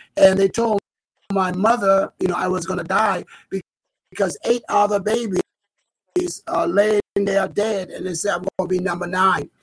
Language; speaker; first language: English; native; English